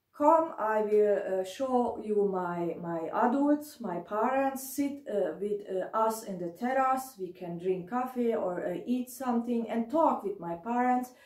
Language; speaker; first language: English; non-native, learner; German